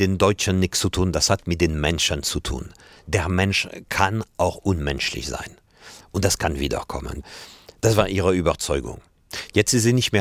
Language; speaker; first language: German; non-native, fluent; French